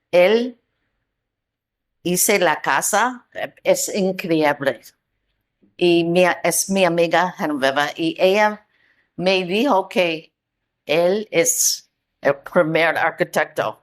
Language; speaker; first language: Spanish; non-native, learner; English